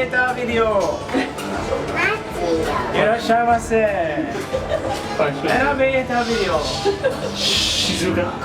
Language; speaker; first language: Japanese; non-native, learner; English